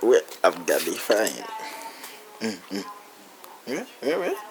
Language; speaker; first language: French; non-native, learner; Haitian Creole